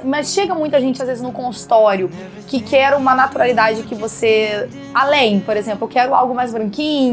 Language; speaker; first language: Portuguese; native; Portuguese